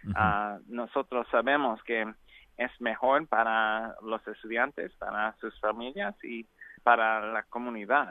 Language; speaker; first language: Spanish; non-native, learner; English